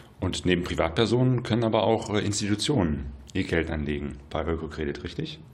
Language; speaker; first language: German; native; German